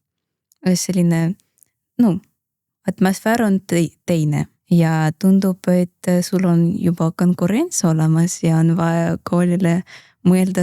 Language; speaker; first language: Estonian; non-native, local second language; Russian